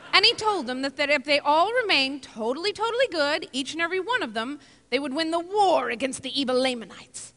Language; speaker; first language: English; native; English